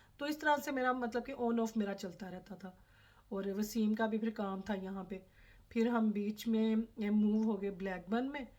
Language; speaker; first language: Urdu; non-native, local second language; Punjabi